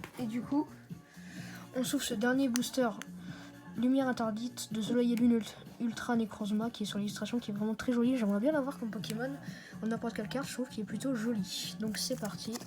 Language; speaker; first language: French; native; French